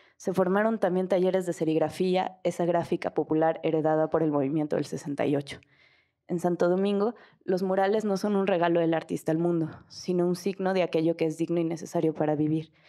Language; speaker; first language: Spanish; native; Spanish